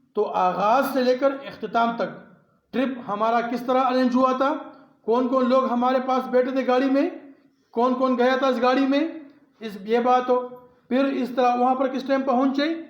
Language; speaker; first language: Urdu; non-native, local second language; Pashto